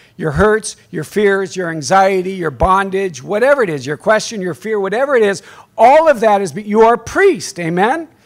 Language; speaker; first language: English; native; English